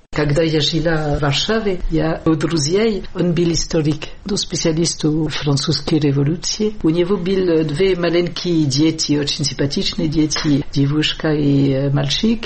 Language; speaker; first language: Russian; non-native, fluent; French